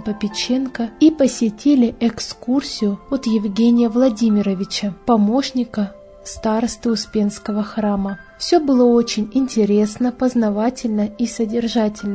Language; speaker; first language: Russian; native; Russian